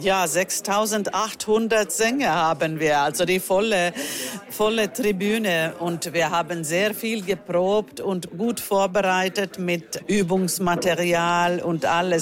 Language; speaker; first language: German; non-native, fluent; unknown